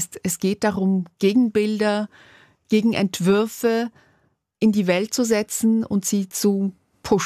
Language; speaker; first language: German; native; German